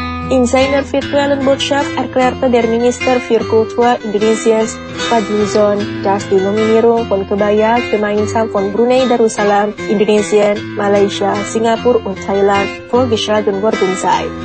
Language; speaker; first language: German; non-native, fluent; Indonesian